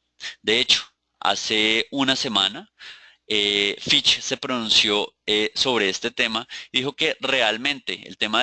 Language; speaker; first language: Spanish; native; Spanish